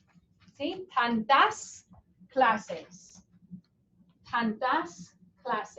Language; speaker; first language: Spanish; non-native, fluent; English